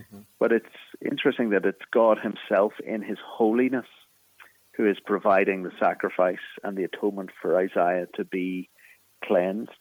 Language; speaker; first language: English; native; English